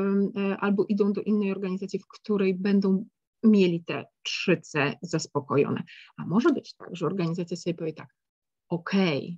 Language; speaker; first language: Polish; native; Polish